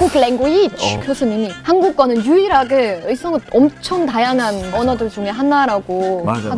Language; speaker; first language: Korean; non-native, fluent; German